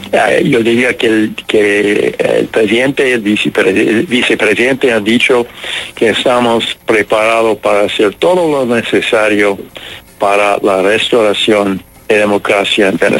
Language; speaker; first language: Spanish; non-native, fluent; English